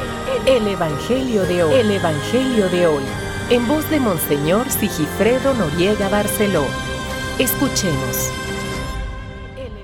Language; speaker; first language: Spanish; native; Spanish